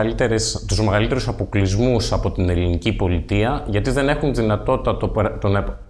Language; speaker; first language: Greek; native; Greek